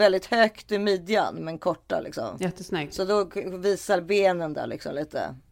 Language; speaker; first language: Swedish; native; Swedish